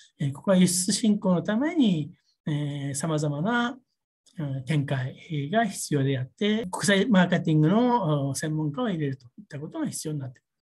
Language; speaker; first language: Japanese; native; Japanese